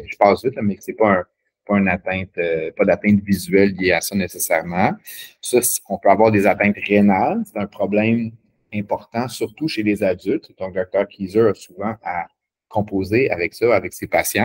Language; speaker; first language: French; native; French